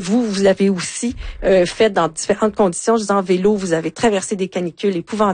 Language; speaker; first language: French; native; French